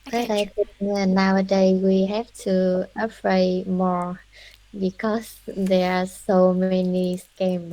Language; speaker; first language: English; non-native, learner; Vietnamese